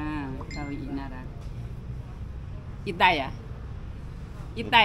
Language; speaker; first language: Thai; native; Thai